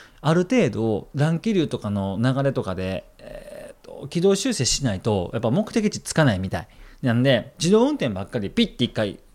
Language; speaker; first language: Japanese; native; Japanese